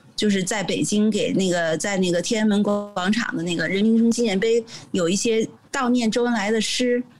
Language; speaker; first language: Chinese; native; Chinese